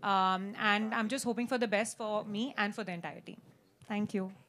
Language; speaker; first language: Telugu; non-native, learner; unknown